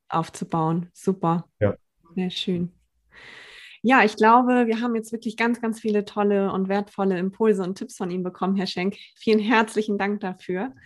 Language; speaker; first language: German; native; German